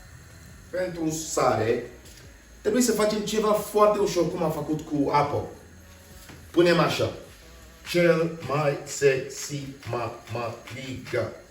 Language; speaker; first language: Romanian; non-native, learner; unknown